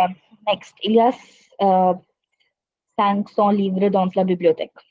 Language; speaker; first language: French; non-native, fluent; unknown